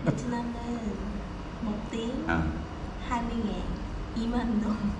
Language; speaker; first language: Korean; non-native, learner; Vietnamese